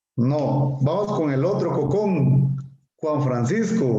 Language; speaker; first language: Spanish; native; Spanish